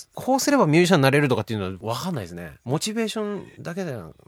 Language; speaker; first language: Japanese; native; Japanese